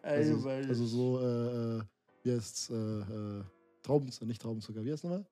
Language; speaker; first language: German; native; German